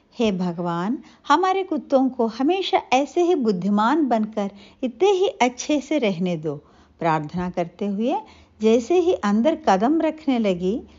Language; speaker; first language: Hindi; non-native, local second language; Telugu